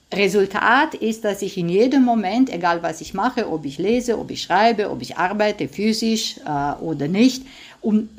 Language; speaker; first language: German; non-native, fluent; Romanian